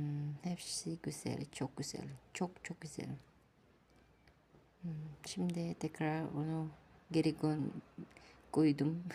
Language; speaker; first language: Turkish; non-native, learner; Filipino